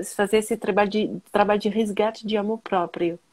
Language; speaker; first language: Portuguese; non-native, fluent; French